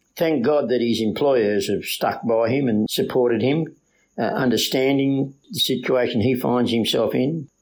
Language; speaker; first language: English; native; English